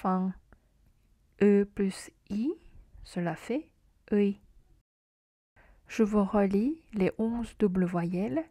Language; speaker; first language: French; non-native, fluent; Korean